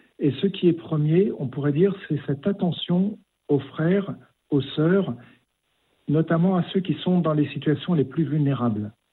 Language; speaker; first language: French; native; French